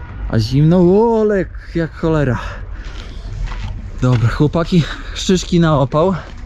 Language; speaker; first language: Polish; native; Polish